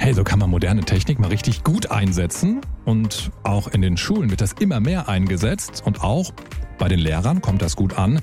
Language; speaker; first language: German; native; German